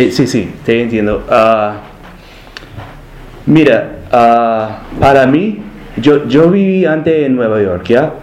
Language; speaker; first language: Spanish; non-native, learner; English